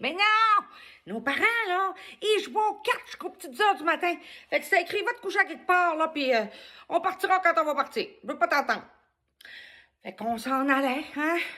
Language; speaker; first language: French; native; French